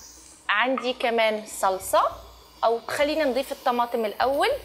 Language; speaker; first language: Arabic; native; Arabic